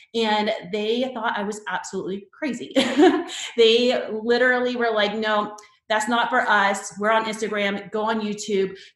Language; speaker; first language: English; native; English